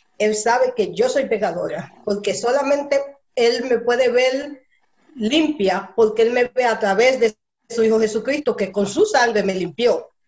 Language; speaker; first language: Spanish; early bilingual, heritage; Spanish